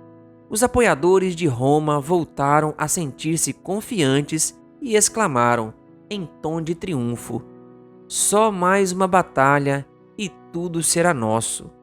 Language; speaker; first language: Portuguese; native; Portuguese